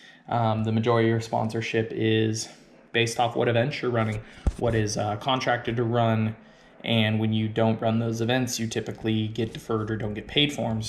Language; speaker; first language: English; native; English